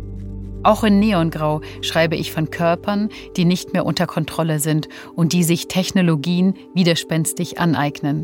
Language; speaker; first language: German; native; German